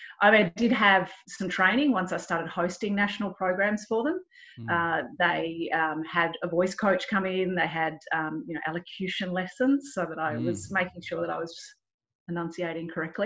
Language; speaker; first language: English; native; English